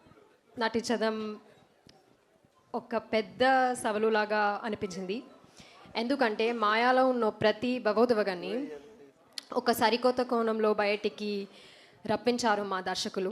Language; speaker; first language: Telugu; non-native, learner; Malayalam